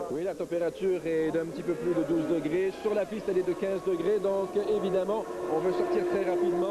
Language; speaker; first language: French; native; French